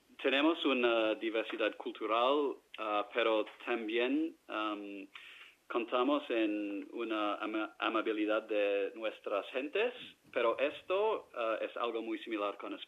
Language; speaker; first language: Spanish; non-native, fluent; English